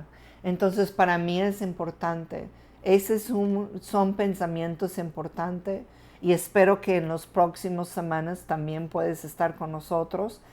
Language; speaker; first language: Spanish; non-native, fluent; English